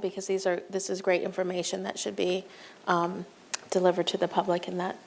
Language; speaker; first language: English; native; English